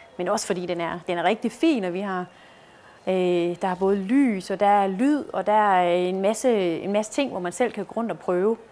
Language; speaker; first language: Danish; native; Danish